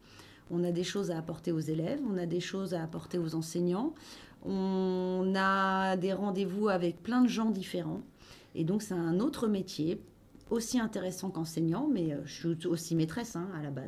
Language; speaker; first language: French; native; French